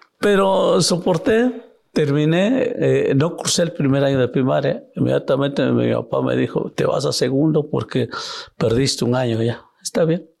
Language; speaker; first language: Spanish; non-native, local second language; Zapotec